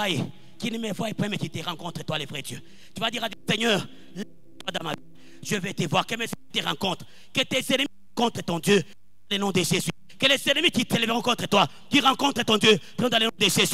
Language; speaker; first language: French; non-native, local second language; Lingala